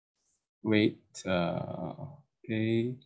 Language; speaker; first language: English; non-native, learner; Indonesian